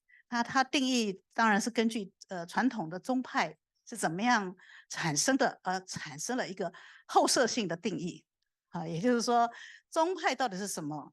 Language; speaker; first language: Chinese; native; Chinese